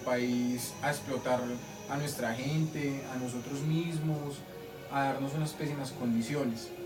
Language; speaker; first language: Spanish; native; Spanish